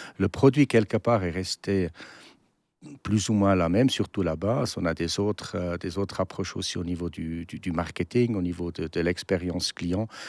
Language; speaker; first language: French; non-native, local second language; German